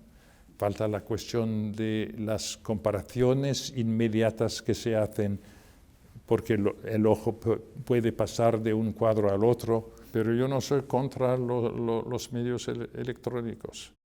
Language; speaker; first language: Spanish; non-native, fluent; French